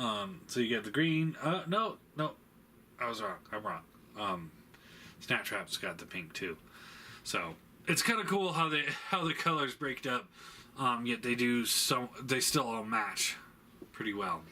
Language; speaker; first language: English; native; English